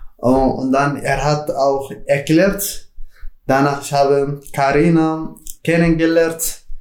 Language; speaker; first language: German; non-native, learner; Tigrinya